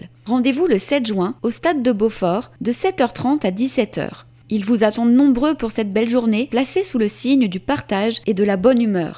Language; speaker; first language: French; native; French